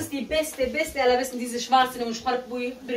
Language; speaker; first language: German; non-native, learner; Kurdish